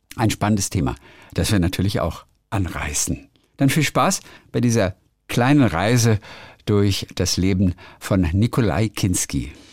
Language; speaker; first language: German; native; German